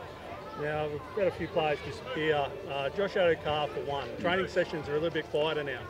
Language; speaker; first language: English; native; English